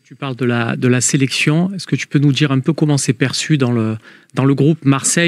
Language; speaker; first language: French; native; French